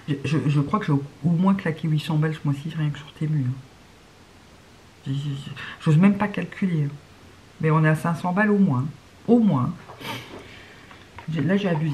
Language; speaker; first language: French; native; French